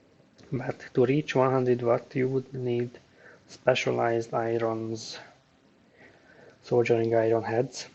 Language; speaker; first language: English; non-native, fluent; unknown